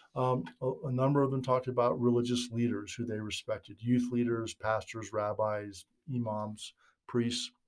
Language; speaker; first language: English; native; English